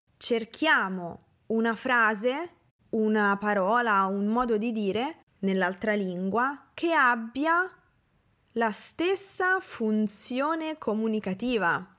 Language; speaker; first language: Italian; native; Italian